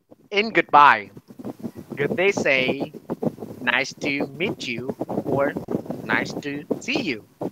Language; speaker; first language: English; non-native, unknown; Vietnamese